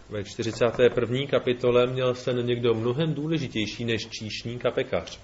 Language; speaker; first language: Czech; native; Czech